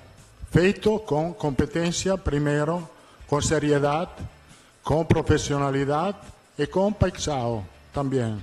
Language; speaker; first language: Portuguese; non-native, learner; Italian